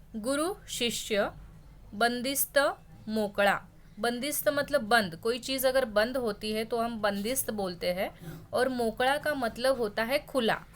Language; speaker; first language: Hindi; non-native, local second language; Marathi